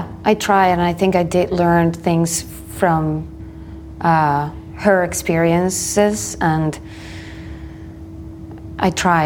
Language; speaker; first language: English; non-native, fluent; Spanish